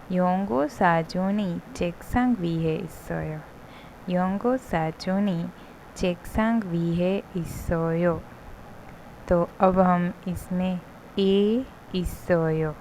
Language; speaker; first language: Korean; non-native, fluent; Hindi